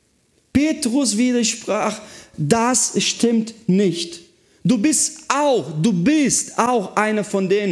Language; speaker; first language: German; non-native, fluent; Portuguese